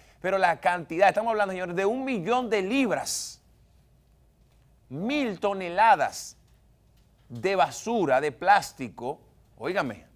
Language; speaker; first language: Spanish; native; Spanish